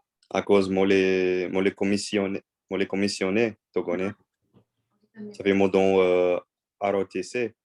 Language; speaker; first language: French; non-native, learner; English